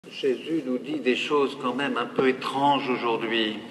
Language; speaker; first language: French; native; French